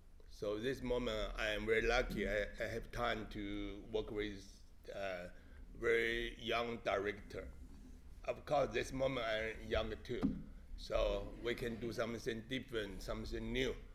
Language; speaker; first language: English; non-native, learner; Chinese